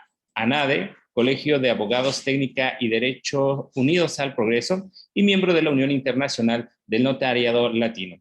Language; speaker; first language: Spanish; native; Spanish